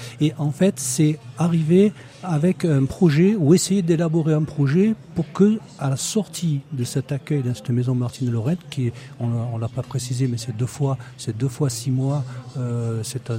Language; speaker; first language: French; native; French